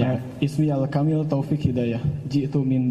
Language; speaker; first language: Arabic; non-native, learner; Indonesian